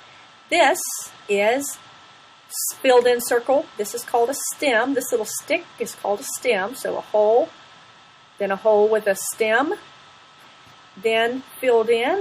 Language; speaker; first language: English; native; English